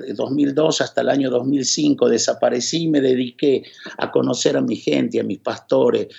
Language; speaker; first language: Spanish; native; Spanish